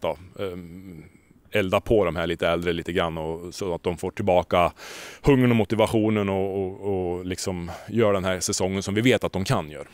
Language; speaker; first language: Swedish; native; Swedish